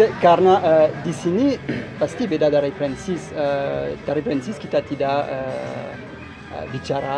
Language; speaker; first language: Indonesian; non-native, learner; French